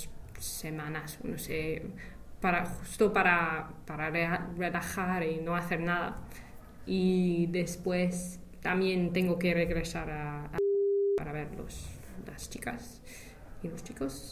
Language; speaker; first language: Spanish; non-native, fluent; English